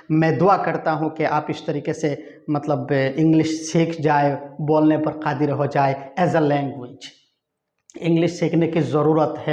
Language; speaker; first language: Hindi; non-native, local second language; Bangla